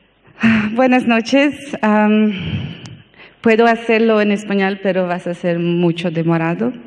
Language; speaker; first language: Spanish; non-native, learner; Portuguese